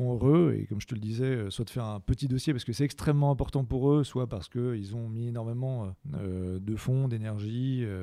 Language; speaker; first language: French; native; French